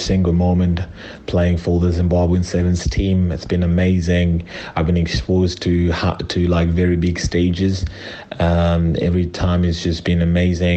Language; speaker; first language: English; non-native, local second language; Shona